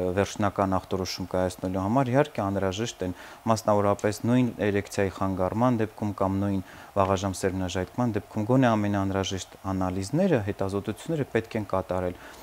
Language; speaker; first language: Armenian; native; Armenian